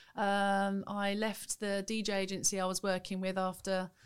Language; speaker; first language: English; native; English